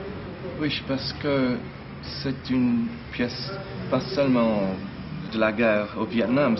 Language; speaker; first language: French; non-native, learner; English